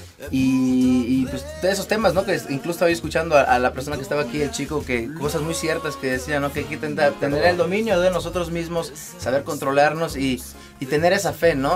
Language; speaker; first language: Spanish; native; Spanish